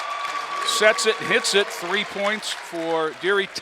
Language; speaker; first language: English; native; English